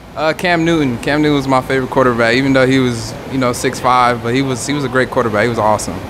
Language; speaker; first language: English; native; English